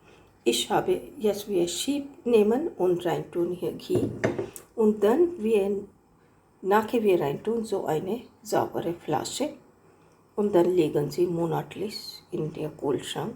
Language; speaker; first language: German; non-native, learner; Hindi